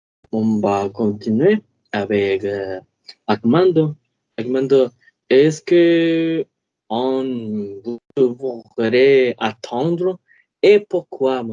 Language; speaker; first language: French; non-native, learner; Spanish